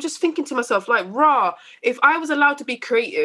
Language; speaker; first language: English; native; English